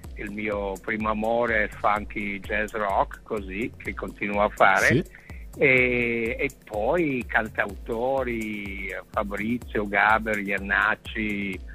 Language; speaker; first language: Italian; non-native, fluent; English